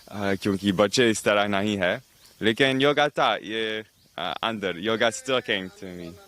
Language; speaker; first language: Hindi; non-native, learner; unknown